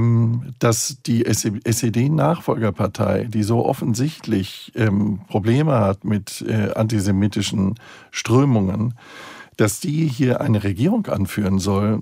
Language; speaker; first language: German; native; German